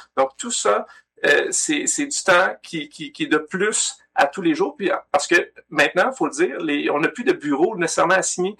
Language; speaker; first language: French; native; French